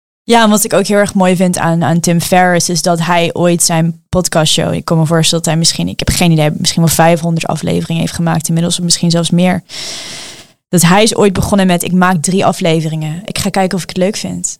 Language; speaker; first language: Dutch; early bilingual, heritage; Dutch